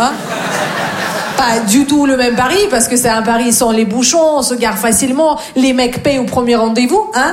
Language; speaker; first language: French; non-native, fluent; Russian